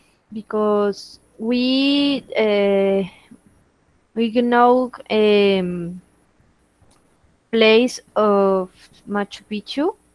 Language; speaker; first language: English; non-native, learner; Spanish